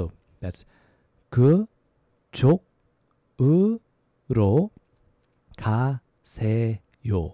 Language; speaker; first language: Korean; non-native, fluent; English